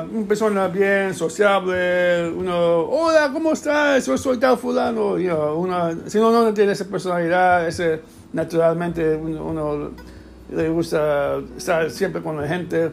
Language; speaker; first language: Spanish; early bilingual, heritage; English